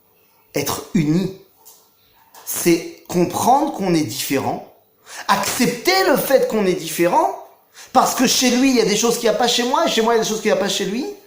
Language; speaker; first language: French; native; French